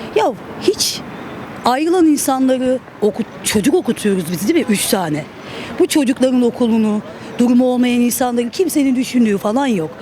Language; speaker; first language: Turkish; native; Turkish